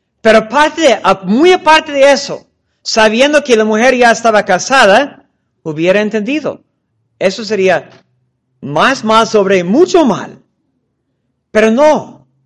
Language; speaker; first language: Spanish; non-native, fluent; English